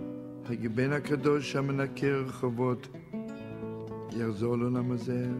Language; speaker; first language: Hebrew; non-native, fluent; Yiddish